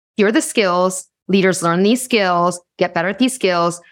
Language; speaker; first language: English; native; English